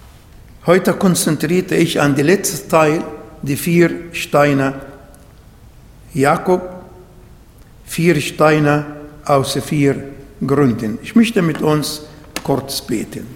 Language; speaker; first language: German; non-native, learner; Arabic